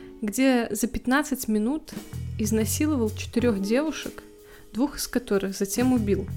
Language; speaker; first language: Russian; native; Russian